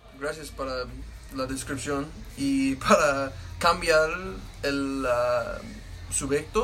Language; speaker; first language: Spanish; non-native, learner; English